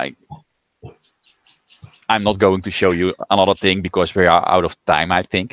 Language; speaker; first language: English; non-native, fluent; Dutch